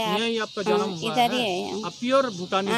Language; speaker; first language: Hindi; non-native, local second language; Bangla